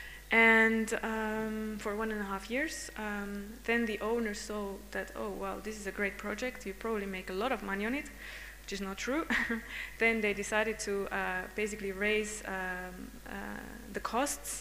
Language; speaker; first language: English; non-native, fluent; Hungarian